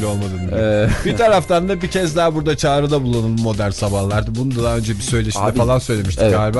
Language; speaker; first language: Turkish; native; Turkish